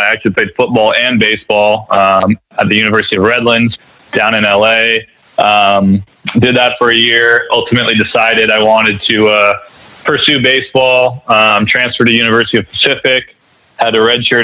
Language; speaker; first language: English; native; English